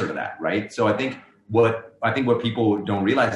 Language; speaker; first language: English; non-native, local second language; Urdu